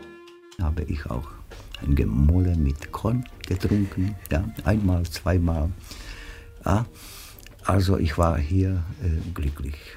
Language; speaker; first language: German; non-native, fluent; Czech